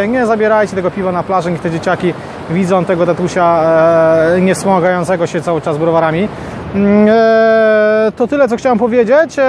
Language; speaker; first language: Polish; native; Polish